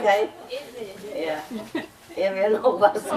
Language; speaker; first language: German; non-native, learner; Vietnamese